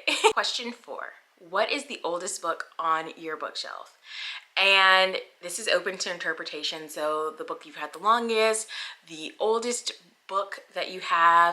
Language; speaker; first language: English; native; English